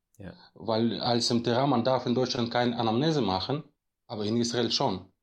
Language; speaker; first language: German; non-native, fluent; Russian